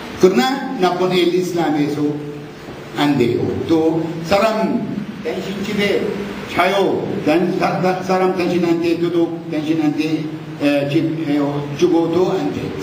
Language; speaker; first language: Korean; non-native, learner; Arabic